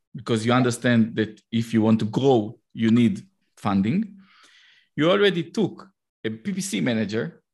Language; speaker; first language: English; non-native, learner; Hebrew